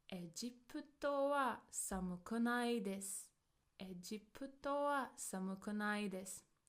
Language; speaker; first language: Japanese; non-native, fluent; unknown